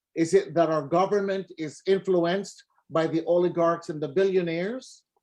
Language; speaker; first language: English; non-native, local second language; Filipino